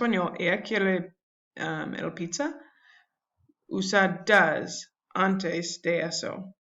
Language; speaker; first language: Spanish; non-native, learner; English